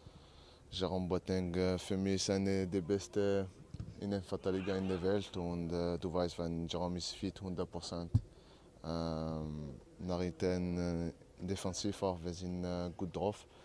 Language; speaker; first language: German; non-native, learner; French